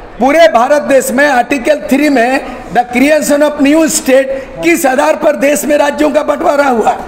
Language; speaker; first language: Hindi; non-native, local second language; Santali